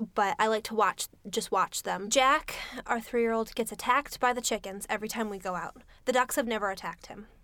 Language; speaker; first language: English; native; English